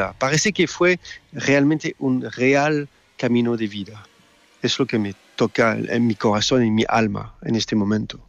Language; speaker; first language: Spanish; non-native, fluent; French